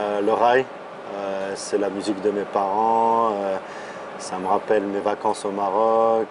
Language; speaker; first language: French; early bilingual, other home language; Arabic